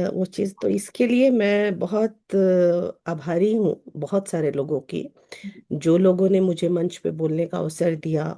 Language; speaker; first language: Hindi; native; Hindi